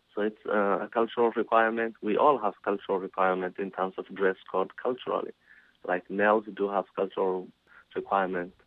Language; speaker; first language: English; non-native, fluent; Somali